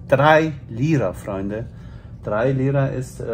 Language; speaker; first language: German; early bilingual, other home language; Turkish